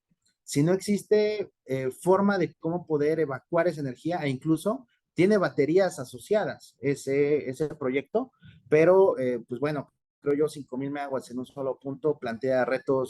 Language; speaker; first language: Spanish; native; Spanish